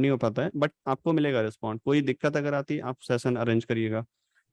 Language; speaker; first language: Hindi; native; Hindi